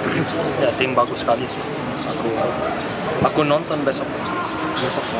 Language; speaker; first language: Indonesian; non-native, learner; Dutch